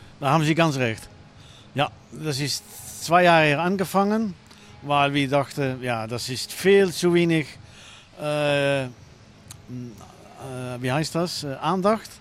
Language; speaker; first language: German; non-native, learner; Dutch